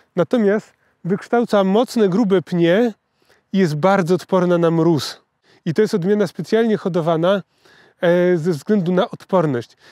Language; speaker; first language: Polish; native; Polish